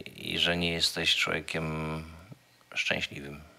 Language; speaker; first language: Polish; native; Polish